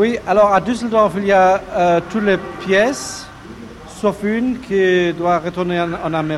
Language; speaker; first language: French; non-native, learner; German